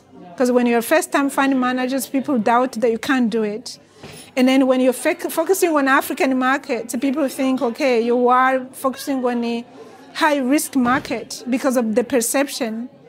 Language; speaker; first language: English; non-native, fluent; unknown